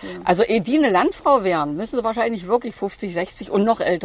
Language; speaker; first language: German; native; German